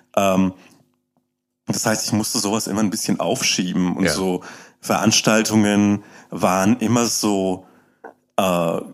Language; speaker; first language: German; native; German